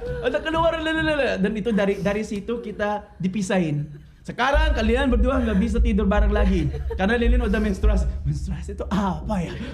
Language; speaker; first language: Indonesian; non-native, fluent; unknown